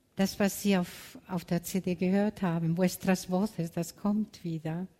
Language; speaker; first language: German; non-native, fluent; Spanish